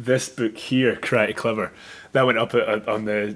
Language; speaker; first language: English; native; English